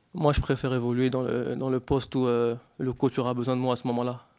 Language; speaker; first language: French; native; French